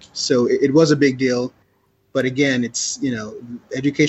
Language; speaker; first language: English; native; English